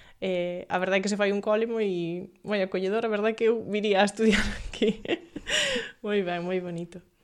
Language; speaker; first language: Galician; native; Galician